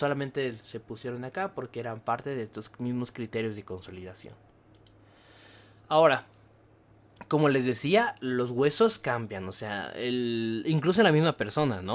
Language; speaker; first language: Spanish; native; Spanish